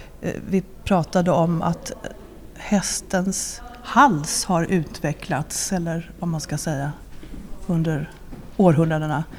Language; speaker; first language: Swedish; native; Swedish